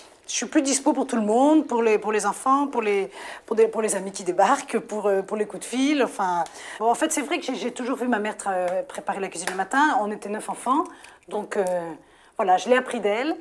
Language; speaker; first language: French; native; French